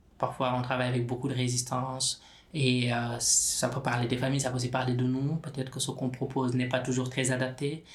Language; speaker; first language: French; non-native, local second language; Wolof